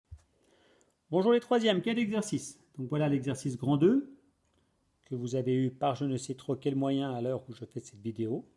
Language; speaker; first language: French; native; French